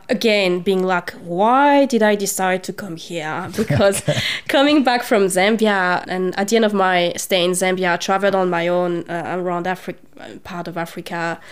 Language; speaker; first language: English; non-native, fluent; French